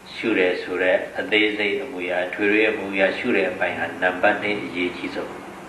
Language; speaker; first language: Burmese; native; Burmese